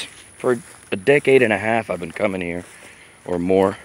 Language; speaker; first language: English; native; English